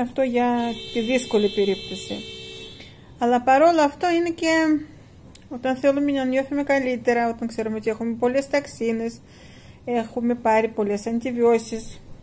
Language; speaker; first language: Greek; non-native, fluent; Russian